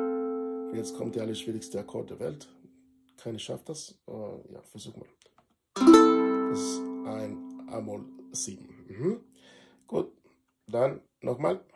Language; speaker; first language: German; non-native, fluent; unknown